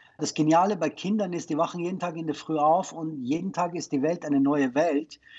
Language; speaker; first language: German; non-native, fluent; Persian